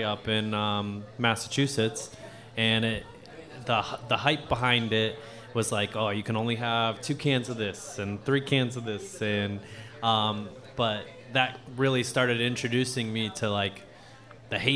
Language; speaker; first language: English; native; English